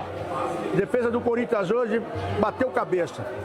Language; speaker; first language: Portuguese; native; Portuguese